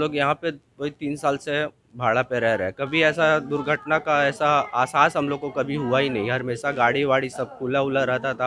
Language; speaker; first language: Hindi; non-native, local second language; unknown